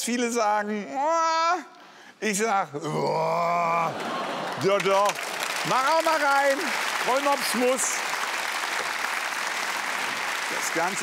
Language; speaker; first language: German; native; German